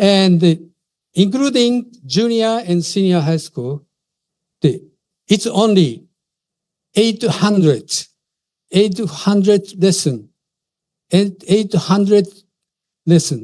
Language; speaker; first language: English; non-native, fluent; Japanese